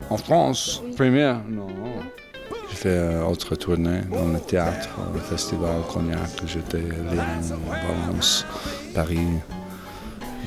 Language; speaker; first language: French; non-native, learner; English